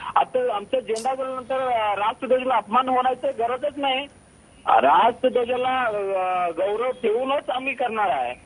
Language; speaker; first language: Marathi; non-native, local second language; Kannada